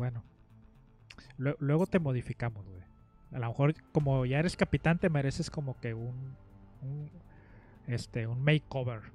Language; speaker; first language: Spanish; native; Spanish